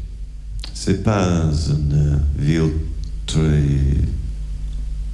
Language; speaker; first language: French; non-native, learner; English